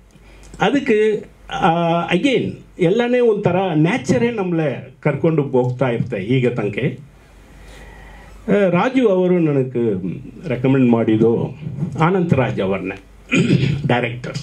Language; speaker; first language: Kannada; non-native, learner; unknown